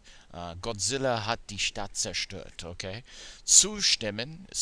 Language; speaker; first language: German; non-native, fluent; English